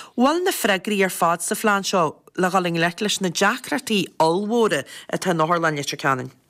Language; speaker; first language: Irish; native; Irish